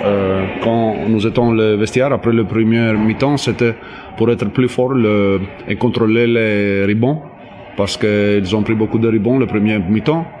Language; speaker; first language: French; non-native, learner; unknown